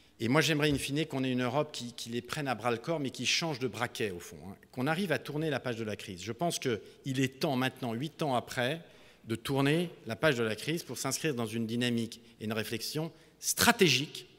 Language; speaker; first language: French; native; French